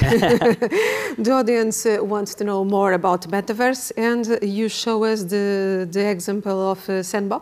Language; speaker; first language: English; non-native, fluent; Portuguese